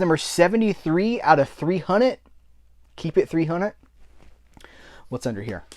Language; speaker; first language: English; native; English